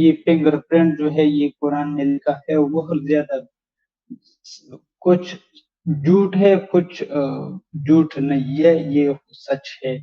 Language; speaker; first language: Hindi; non-native, learner; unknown